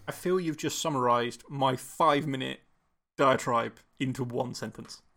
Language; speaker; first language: English; native; English